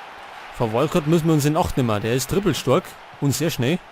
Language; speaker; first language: German; native; German